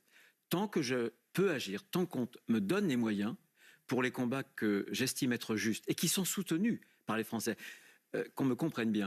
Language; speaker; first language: French; native; French